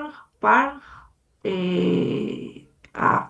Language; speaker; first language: French; non-native, learner; Spanish